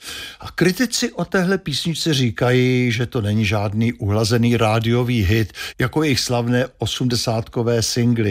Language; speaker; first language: Czech; native; Czech